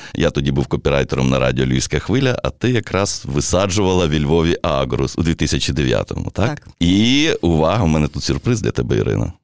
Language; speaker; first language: Ukrainian; native; Ukrainian